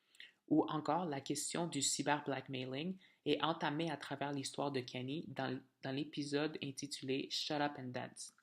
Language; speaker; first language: French; native; French